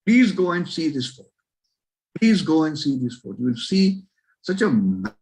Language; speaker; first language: English; non-native, local second language; Marathi